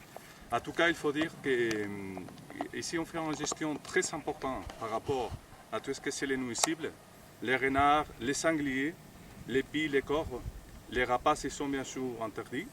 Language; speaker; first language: French; non-native, fluent; Spanish